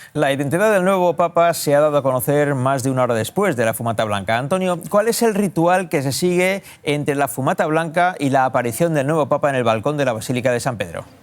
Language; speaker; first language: Spanish; native; Spanish